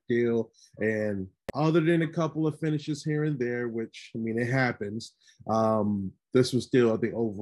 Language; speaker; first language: English; native; English